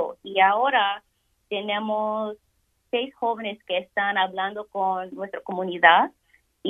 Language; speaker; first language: Spanish; early bilingual, heritage; Spanish